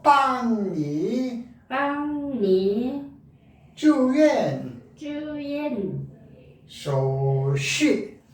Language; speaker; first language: Chinese; non-native, learner; Korean